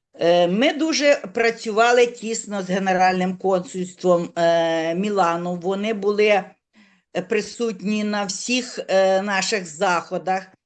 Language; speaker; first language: Ukrainian; native; Ukrainian